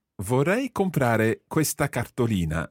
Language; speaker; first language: Italian; non-native, fluent; English